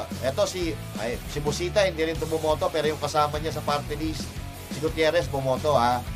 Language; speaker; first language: Filipino; non-native, local second language; Iloko